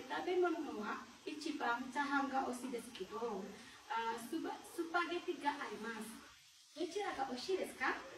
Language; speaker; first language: Japanese; non-native, learner; Indonesian